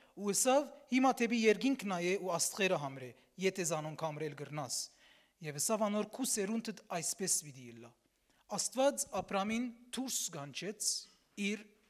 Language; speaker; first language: Armenian; early bilingual, heritage; Armenian